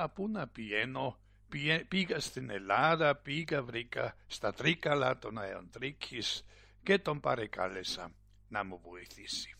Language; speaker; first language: Greek; non-native, fluent; German